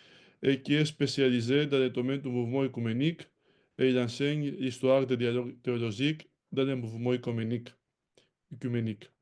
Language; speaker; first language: French; non-native, fluent; Greek